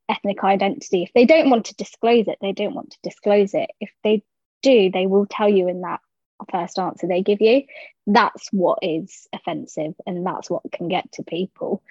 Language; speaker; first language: English; native; English